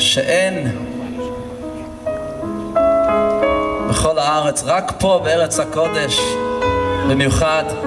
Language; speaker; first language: Hebrew; non-native, fluent; English